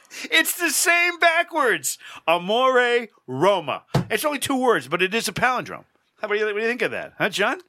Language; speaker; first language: English; native; English